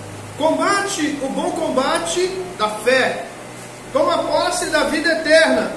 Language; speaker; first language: Portuguese; native; Portuguese